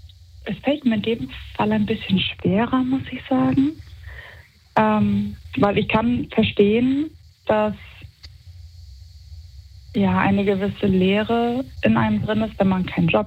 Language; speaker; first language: German; native; German